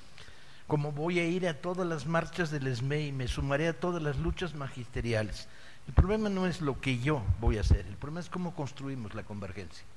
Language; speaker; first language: Spanish; native; Spanish